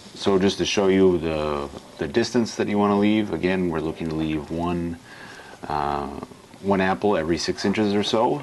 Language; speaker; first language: English; native; English